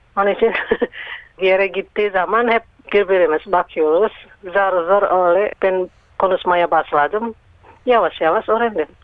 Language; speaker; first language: Turkish; non-native, learner; Indonesian